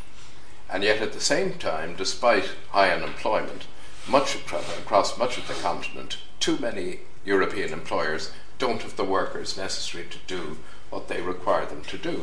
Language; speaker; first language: English; native; English